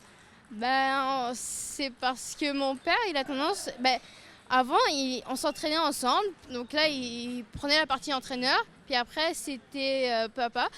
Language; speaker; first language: French; native; French